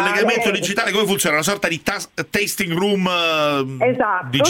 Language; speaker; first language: Italian; native; Italian